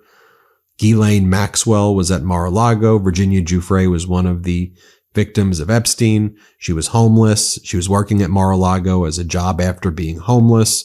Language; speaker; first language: English; native; English